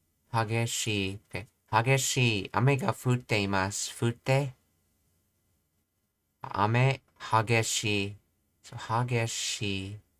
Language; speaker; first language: Japanese; non-native, learner; English